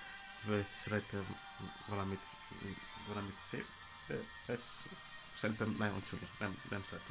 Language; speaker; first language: Hungarian; non-native, learner; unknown